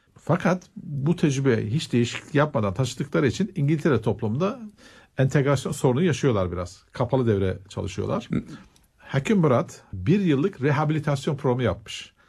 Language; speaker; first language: Turkish; native; Turkish